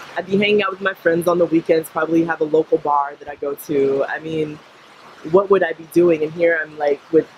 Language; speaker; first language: English; native; English